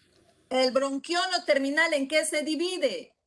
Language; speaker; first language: Spanish; native; Spanish